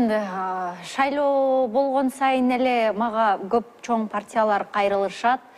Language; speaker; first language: Kyrgyz; native; Kyrgyz